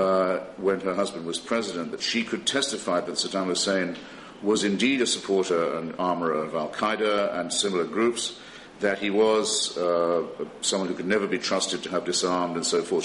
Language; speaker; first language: English; native; English